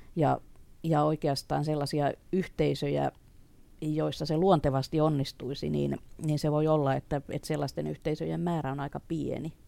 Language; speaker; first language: Finnish; native; Finnish